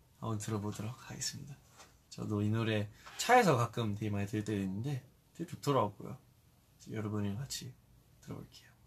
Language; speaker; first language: Korean; early bilingual, heritage; Korean